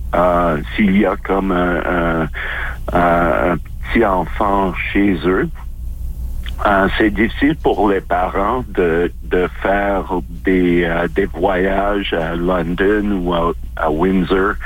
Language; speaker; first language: French; non-native, local second language; English